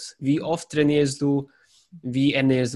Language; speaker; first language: German; non-native, fluent; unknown